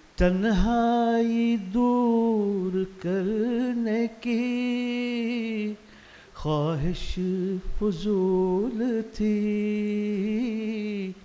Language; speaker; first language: Urdu; native; Urdu